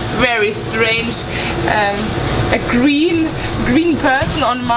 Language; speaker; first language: English; non-native, learner; German